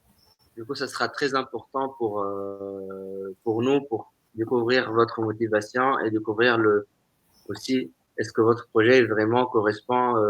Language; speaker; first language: French; non-native, local second language; Arabic